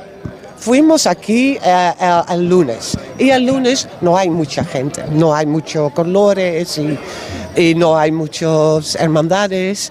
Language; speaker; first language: Spanish; non-native, learner; Dutch